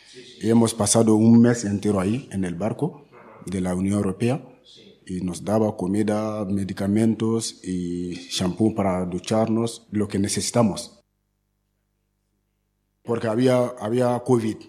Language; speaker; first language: Spanish; non-native, learner; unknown